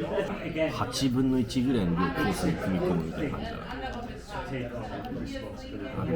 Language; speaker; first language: Japanese; native; Japanese